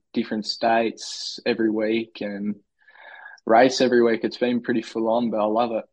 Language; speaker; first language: English; native; English